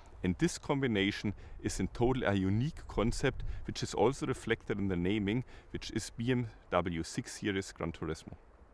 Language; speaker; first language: English; non-native, fluent; German